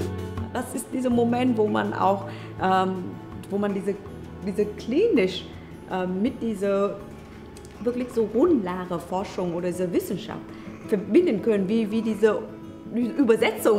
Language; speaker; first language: German; non-native, fluent; Vietnamese